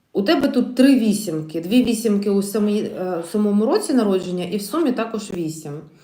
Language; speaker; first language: Ukrainian; non-native, local second language; Russian